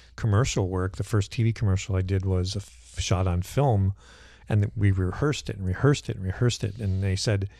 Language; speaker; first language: English; native; English